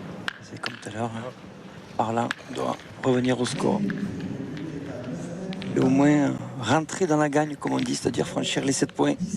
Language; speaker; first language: French; native; French